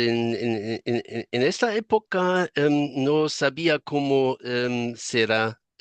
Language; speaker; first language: Spanish; non-native, fluent; German